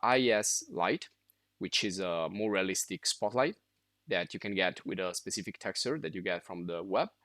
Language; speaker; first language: English; non-native, fluent; Italian